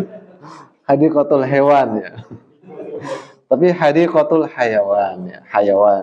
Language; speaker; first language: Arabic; non-native, fluent; Indonesian